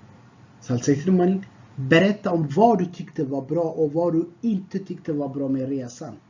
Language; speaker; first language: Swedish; non-native, fluent; Tigrinya